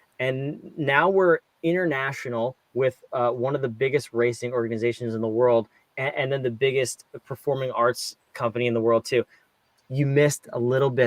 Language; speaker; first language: English; native; English